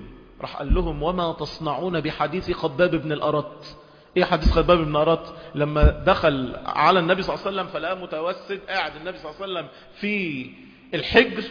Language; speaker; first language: Arabic; native; Arabic